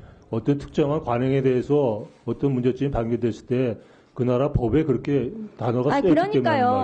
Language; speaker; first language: Korean; native; Korean